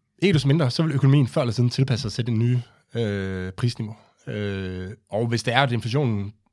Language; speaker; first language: Danish; native; Danish